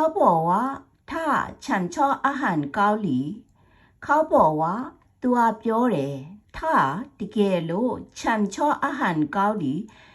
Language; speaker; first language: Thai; non-native, fluent; Burmese